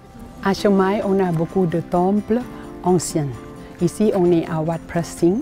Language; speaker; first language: French; non-native, learner; Thai